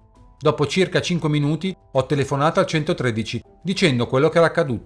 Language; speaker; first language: Italian; native; Italian